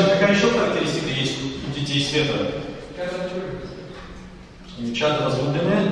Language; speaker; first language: Russian; native; Russian